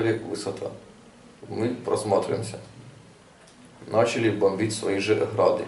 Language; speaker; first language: Russian; non-native, local second language; Ukrainian